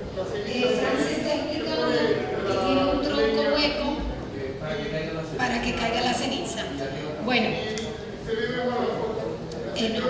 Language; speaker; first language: Spanish; native; Spanish